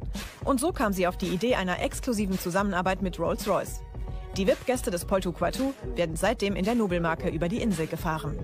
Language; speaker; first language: German; native; German